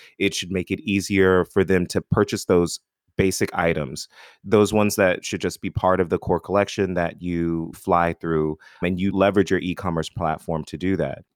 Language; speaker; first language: English; native; English